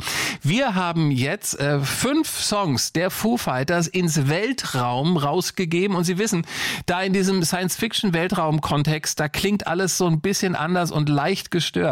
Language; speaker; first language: German; native; German